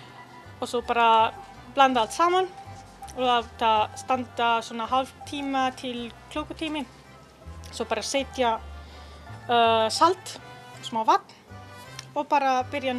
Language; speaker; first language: Icelandic; non-native, learner; Italian